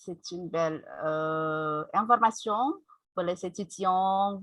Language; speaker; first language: French; non-native, fluent; Indonesian